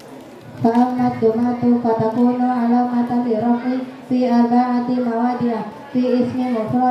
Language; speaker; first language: Arabic; non-native, learner; Indonesian